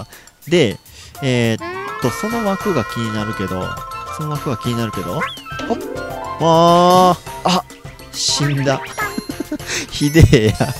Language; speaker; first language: Japanese; native; Japanese